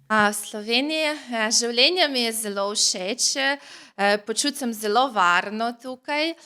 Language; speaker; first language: Slovenian; non-native, learner; Russian